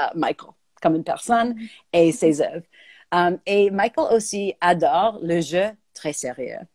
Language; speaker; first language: French; native; French